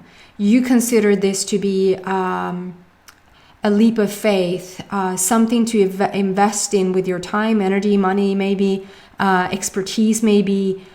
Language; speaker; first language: English; non-native, fluent; Swedish